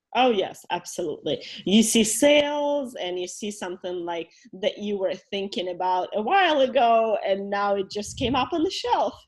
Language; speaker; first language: English; non-native, fluent; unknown